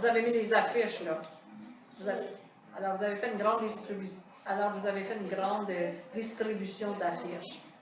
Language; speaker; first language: French; native; French